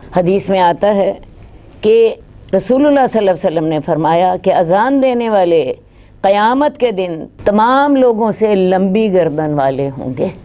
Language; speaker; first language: Urdu; non-native, local second language; Punjabi